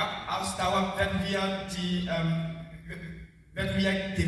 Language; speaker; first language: German; non-native, learner; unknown